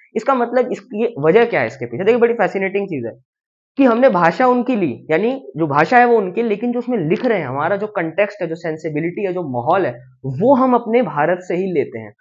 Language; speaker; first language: Hindi; native; Hindi